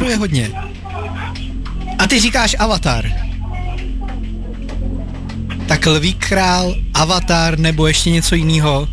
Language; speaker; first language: Czech; native; Czech